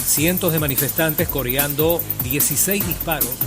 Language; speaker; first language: Spanish; native; Spanish